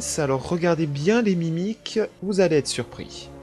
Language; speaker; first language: French; native; French